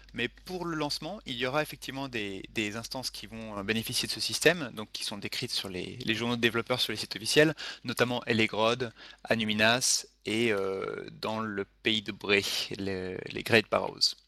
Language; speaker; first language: French; native; French